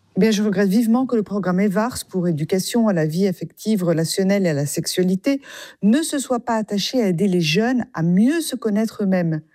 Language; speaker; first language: French; native; French